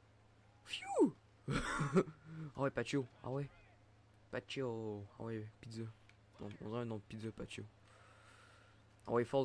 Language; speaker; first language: French; native; French